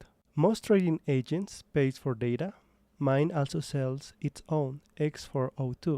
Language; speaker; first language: English; non-native, fluent; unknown